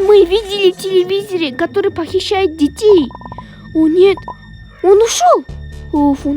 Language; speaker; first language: Russian; non-native, local second language; Kazakh